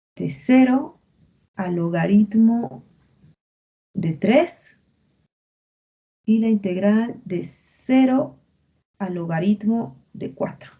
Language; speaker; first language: Spanish; native; Spanish